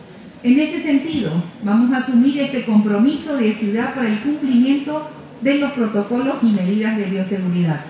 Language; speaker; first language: Spanish; native; Spanish